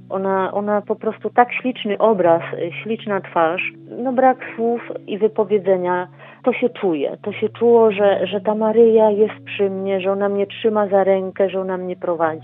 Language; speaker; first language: Polish; native; Polish